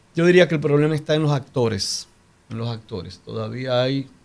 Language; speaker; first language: Spanish; native; Spanish